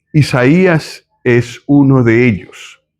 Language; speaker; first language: Spanish; native; Spanish